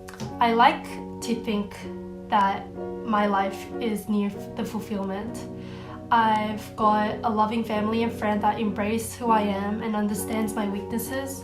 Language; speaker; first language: English; non-native, fluent; Korean